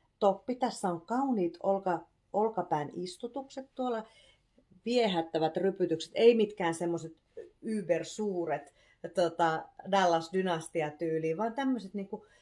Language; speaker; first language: Finnish; native; Finnish